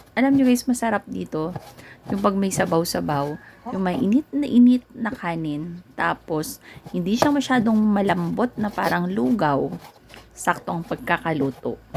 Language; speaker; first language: Filipino; non-native, local second language; Iloko